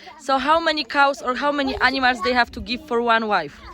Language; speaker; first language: English; non-native, learner; Polish